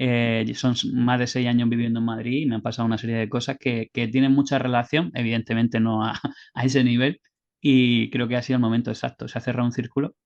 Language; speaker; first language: Spanish; native; Spanish